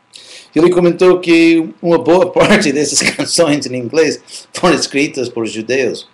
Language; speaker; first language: Portuguese; non-native, fluent; English